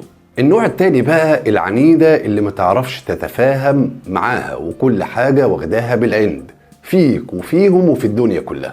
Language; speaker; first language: Arabic; native; Arabic